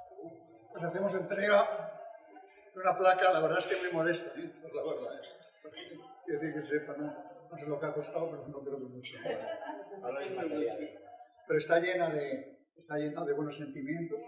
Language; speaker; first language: Spanish; native; Spanish